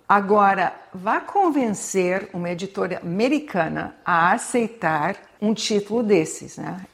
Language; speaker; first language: Portuguese; non-native, fluent; English